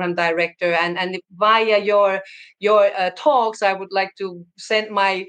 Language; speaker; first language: English; non-native, fluent; Finnish